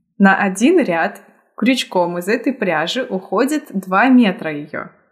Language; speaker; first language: Russian; native; Russian